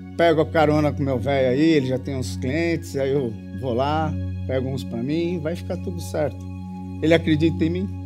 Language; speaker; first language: Portuguese; native; Portuguese